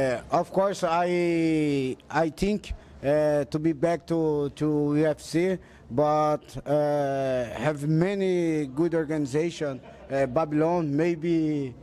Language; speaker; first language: English; non-native, fluent; Portuguese